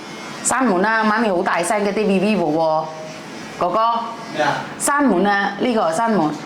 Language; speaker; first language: Cantonese; non-native, fluent; Javanese